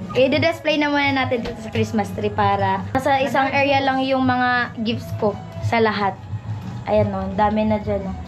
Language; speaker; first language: Filipino; non-native, local second language; Bikol